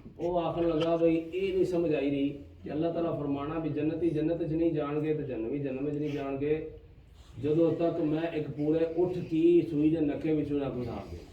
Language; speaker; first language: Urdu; non-native, local second language; Punjabi